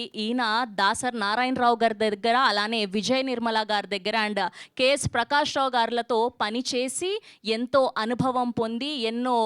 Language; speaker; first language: Telugu; native; Telugu